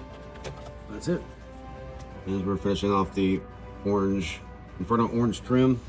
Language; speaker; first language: English; native; English